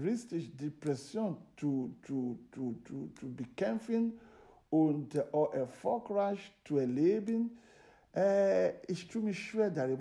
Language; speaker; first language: German; non-native, fluent; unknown